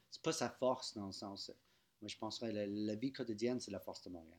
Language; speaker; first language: French; non-native, local second language; English